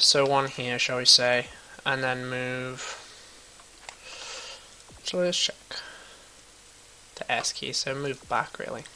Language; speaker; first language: English; native; English